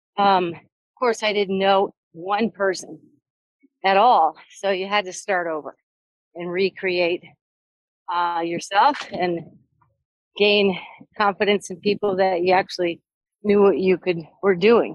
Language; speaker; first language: English; native; English